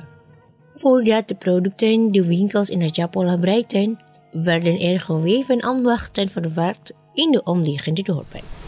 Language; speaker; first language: Dutch; non-native, learner; Indonesian